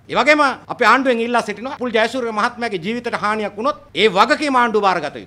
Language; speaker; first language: Sinhala; native; Sinhala